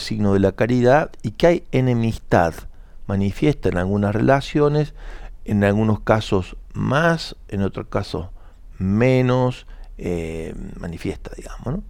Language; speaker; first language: Spanish; native; Spanish